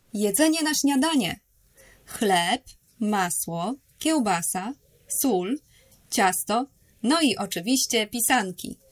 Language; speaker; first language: Polish; native; Polish